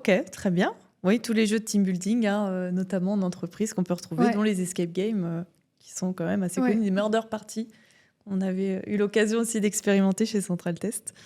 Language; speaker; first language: French; native; French